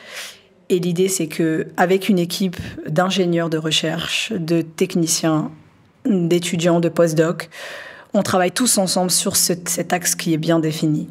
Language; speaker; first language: French; early bilingual, other home language; Arabic